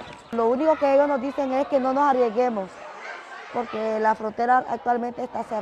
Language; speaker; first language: Spanish; native; Spanish